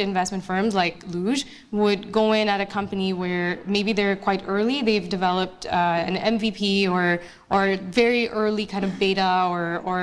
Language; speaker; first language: English; non-native, local second language; Bangla